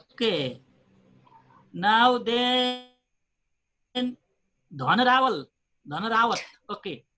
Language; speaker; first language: English; non-native, fluent; Nepali